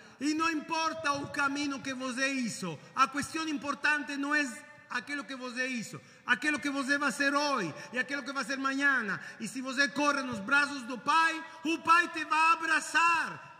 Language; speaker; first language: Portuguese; non-native, learner; Italian